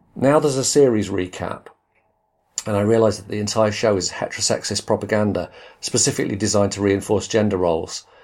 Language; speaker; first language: English; native; English